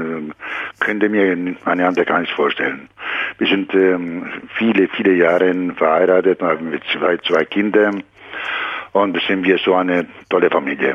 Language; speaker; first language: German; non-native, fluent; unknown